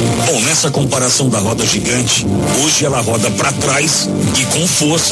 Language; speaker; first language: Portuguese; native; Portuguese